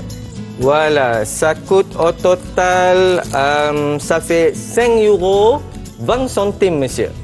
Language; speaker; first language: French; non-native, fluent; Malay